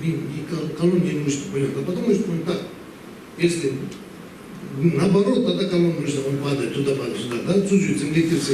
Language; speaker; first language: Russian; non-native, learner; Tibetan